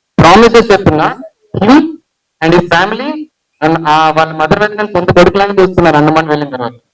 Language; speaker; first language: Telugu; early bilingual, heritage; Telugu